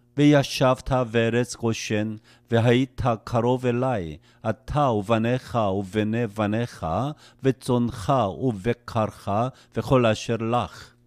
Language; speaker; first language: Hebrew; non-native, fluent; Korean